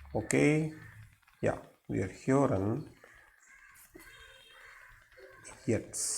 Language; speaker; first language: German; non-native, learner; Tamil